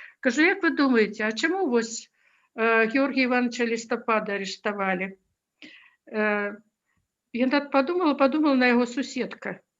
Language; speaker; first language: Belarusian; non-native, local second language; Russian